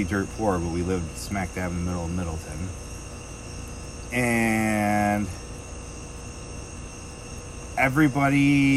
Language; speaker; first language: English; native; English